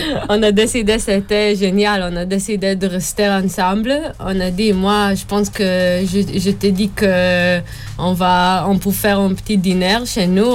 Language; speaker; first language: French; non-native, learner; Hebrew